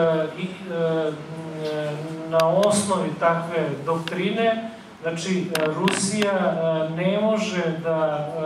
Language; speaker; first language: Bosnian; native; Bosnian